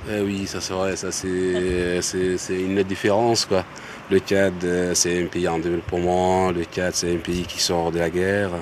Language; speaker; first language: French; non-native, local second language; Arabic